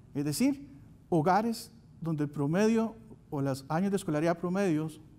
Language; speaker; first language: Spanish; native; Spanish